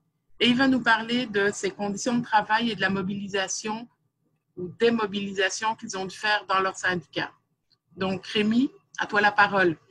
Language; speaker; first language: French; native; French